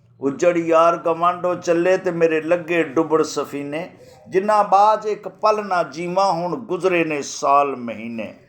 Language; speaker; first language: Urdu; non-native, local second language; Punjabi